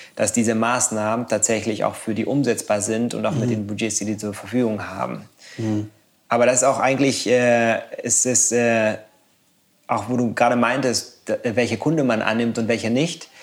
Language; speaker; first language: German; non-native, fluent; Spanish